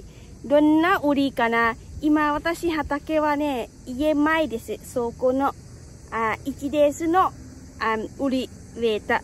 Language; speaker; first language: Japanese; non-native, learner; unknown